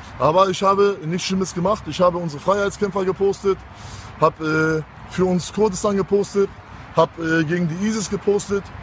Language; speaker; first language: German; early bilingual, other home language; Kurdish